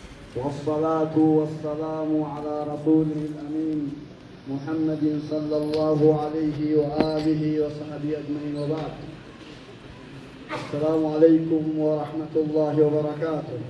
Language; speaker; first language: Arabic; non-native, fluent; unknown